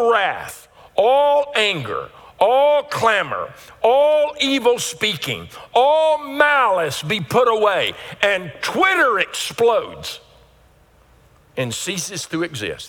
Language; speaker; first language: English; native; English